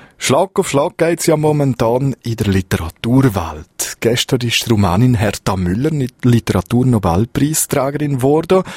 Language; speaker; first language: German; native; German